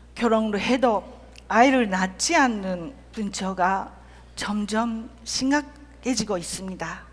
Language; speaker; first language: Korean; non-native, fluent; Japanese